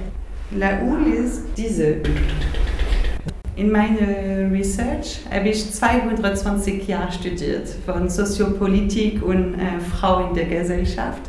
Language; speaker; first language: German; non-native, learner; French